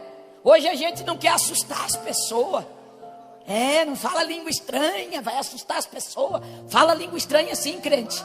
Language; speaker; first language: Portuguese; native; Portuguese